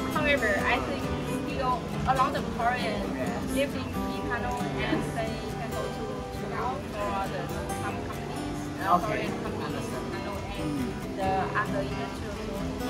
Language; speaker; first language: English; non-native, fluent; Vietnamese